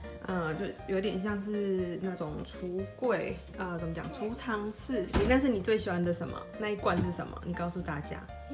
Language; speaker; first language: Chinese; native; Chinese